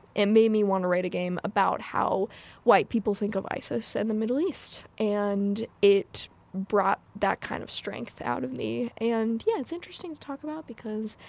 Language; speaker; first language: English; native; English